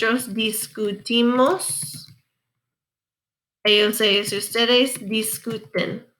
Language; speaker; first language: Spanish; non-native, fluent; English